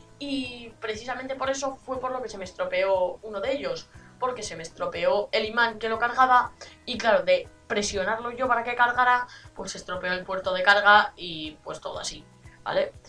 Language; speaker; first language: Spanish; native; Spanish